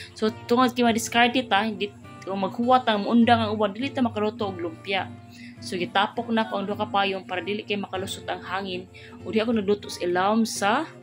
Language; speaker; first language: Cebuano; native; Cebuano